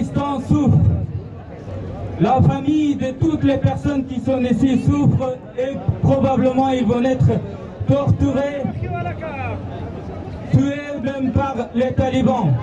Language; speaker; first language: French; non-native, fluent; Persian